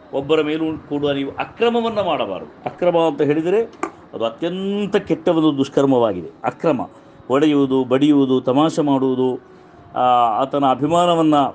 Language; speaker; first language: Kannada; non-native, local second language; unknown